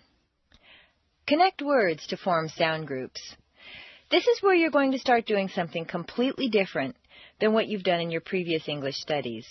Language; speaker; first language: English; native; English